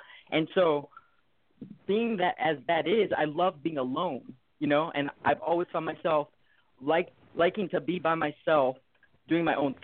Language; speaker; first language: English; native; English